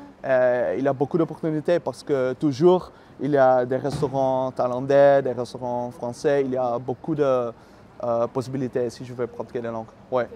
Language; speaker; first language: French; non-native, fluent; Dutch